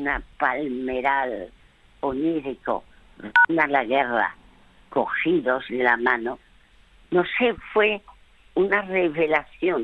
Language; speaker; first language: Spanish; early bilingual, other home language; French